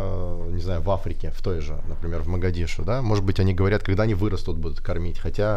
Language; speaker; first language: Russian; native; Russian